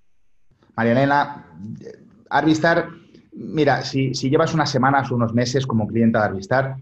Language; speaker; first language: Spanish; native; Spanish